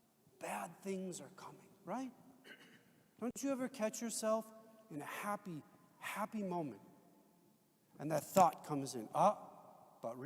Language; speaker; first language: English; native; English